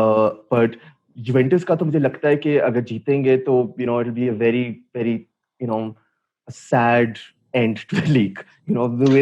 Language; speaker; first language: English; non-native, local second language; Urdu